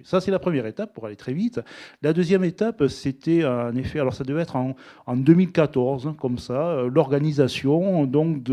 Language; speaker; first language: French; native; French